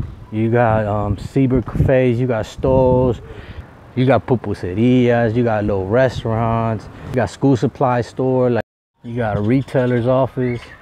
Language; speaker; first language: English; early bilingual, other home language; Spanish